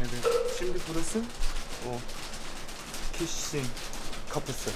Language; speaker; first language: Turkish; non-native, fluent; Korean